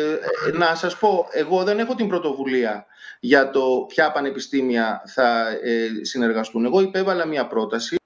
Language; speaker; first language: Greek; native; Greek